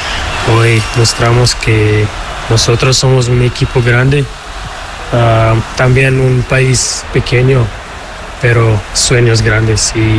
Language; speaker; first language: Spanish; non-native, learner; Portuguese